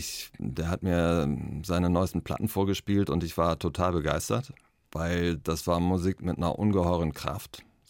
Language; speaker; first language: German; native; German